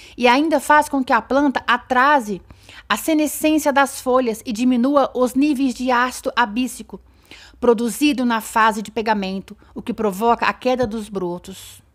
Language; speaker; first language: Portuguese; native; Portuguese